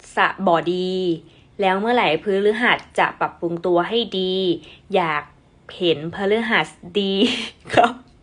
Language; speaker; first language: Thai; non-native, local second language; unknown